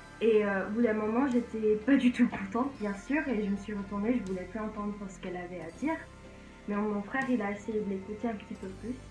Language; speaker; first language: French; non-native, fluent; English